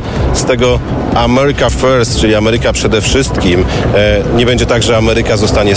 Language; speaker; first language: Polish; native; Polish